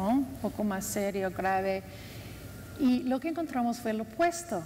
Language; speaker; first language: Spanish; non-native, fluent; English